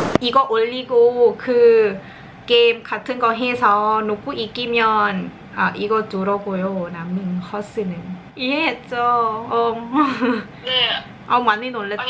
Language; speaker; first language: Korean; non-native, learner; Thai